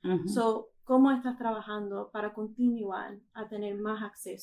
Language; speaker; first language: Spanish; early bilingual, heritage; Spanish